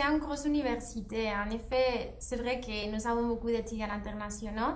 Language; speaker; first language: French; non-native, fluent; Spanish